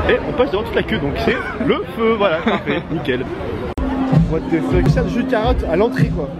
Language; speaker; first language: French; native; French